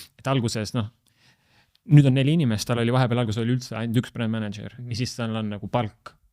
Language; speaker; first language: Estonian; native; Estonian